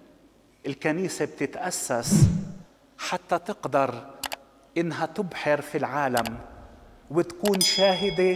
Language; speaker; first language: Arabic; native; Arabic